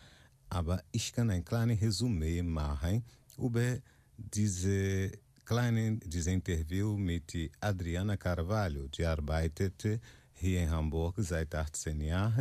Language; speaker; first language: German; non-native, fluent; Portuguese